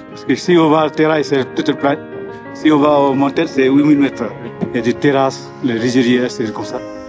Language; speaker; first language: French; non-native, learner; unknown